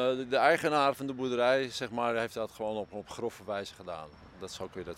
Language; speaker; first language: Dutch; native; Dutch